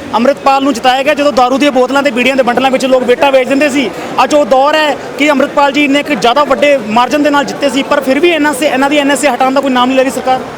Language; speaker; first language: Punjabi; native; Punjabi